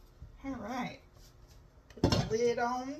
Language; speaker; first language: English; native; English